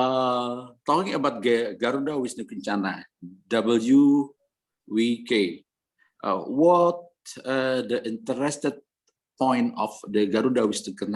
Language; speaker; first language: English; non-native, learner; Indonesian